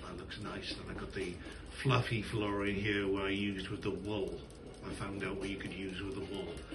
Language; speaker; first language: English; native; English